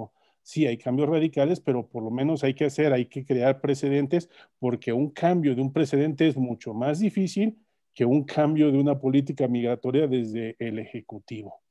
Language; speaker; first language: Spanish; native; Spanish